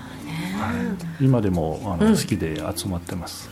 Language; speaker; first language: Japanese; non-native, fluent; French